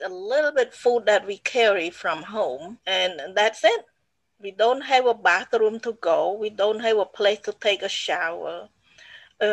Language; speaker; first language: English; non-native, fluent; Khmer